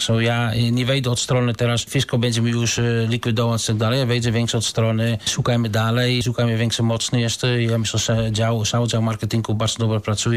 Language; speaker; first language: Polish; non-native, learner; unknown